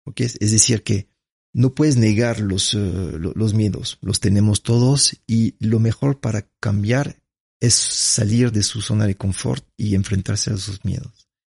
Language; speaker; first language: Spanish; non-native, fluent; French